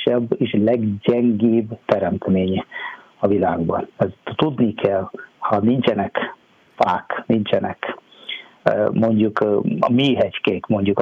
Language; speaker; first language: Hungarian; non-native, fluent; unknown